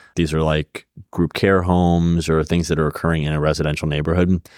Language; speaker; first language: English; native; English